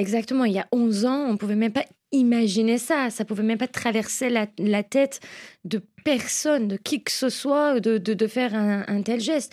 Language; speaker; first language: French; non-native, fluent; Persian